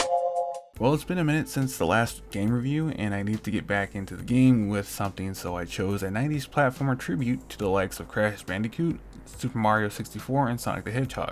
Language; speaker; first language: English; native; English